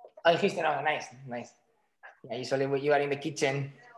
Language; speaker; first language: English; non-native, fluent; Spanish